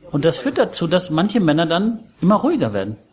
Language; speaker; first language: German; native; German